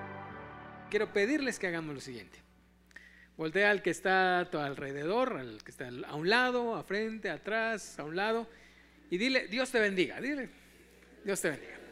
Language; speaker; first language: Spanish; native; Spanish